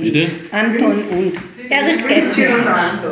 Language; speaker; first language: German; early bilingual, heritage; German